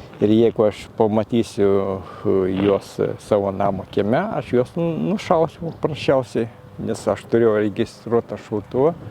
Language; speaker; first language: Lithuanian; native; Lithuanian